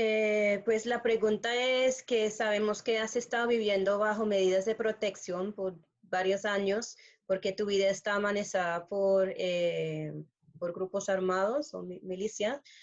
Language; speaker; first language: Spanish; non-native, fluent; English